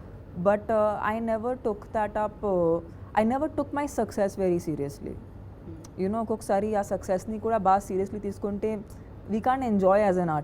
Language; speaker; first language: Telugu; non-native, fluent; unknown